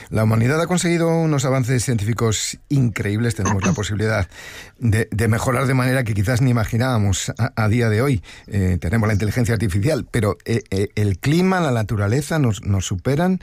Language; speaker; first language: Spanish; native; Spanish